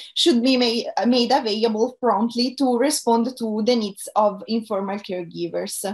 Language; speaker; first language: English; non-native, fluent; Italian